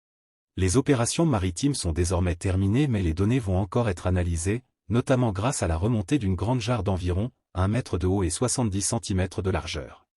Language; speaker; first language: French; native; French